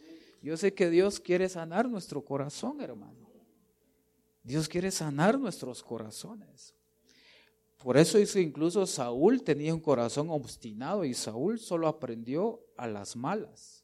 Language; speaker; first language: Spanish; native; Spanish